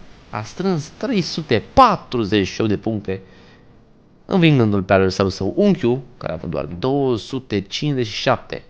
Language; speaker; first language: Romanian; native; Romanian